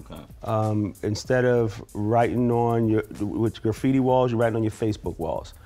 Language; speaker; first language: English; native; English